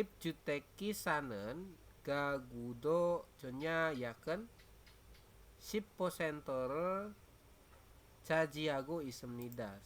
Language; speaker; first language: Korean; non-native, learner; Indonesian